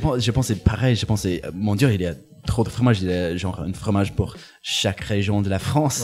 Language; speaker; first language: French; non-native, fluent; English